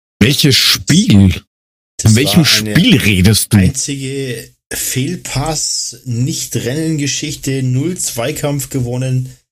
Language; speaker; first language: German; native; German